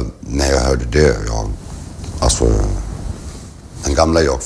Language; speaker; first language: Swedish; early bilingual, other home language; Kurdish